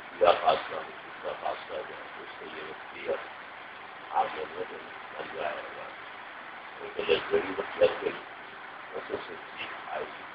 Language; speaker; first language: Urdu; non-native, local second language; Punjabi